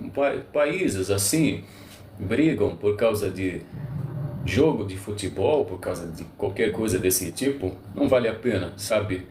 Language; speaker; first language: Portuguese; non-native, local second language; Arabic